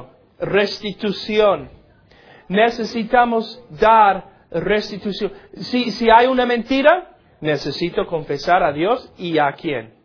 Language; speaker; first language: Spanish; non-native, learner; English